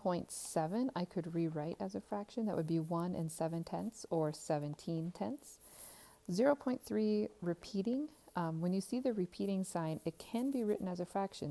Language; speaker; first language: English; native; English